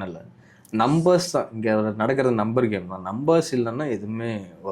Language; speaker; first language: Tamil; native; Tamil